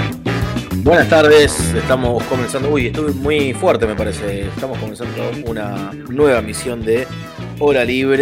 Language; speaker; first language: Spanish; native; Spanish